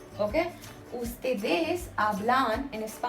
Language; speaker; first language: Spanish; non-native, fluent; Hindi